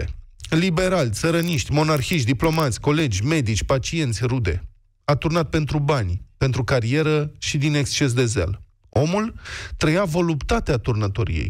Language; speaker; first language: Romanian; native; Romanian